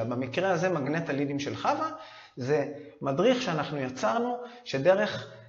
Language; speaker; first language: Hebrew; native; Hebrew